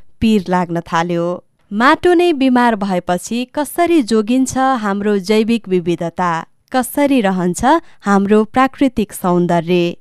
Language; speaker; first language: Nepali; native; Nepali